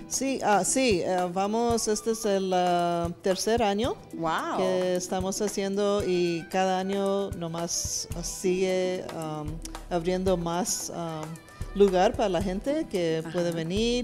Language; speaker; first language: Spanish; early bilingual, heritage; English